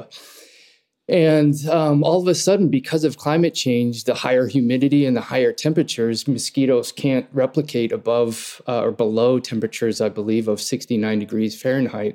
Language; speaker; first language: English; native; English